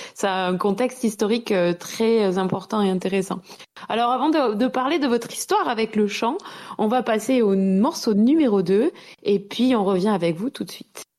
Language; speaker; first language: French; native; French